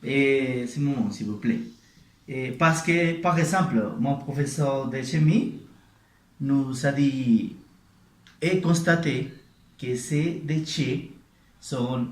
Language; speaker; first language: French; non-native, learner; Spanish